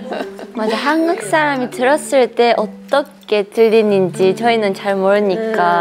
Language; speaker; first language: Korean; non-native, fluent; Japanese